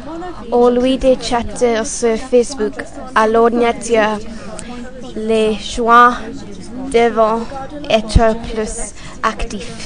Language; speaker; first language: French; non-native, learner; English